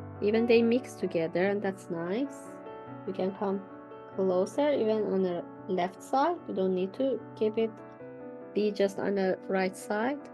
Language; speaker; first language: English; non-native, fluent; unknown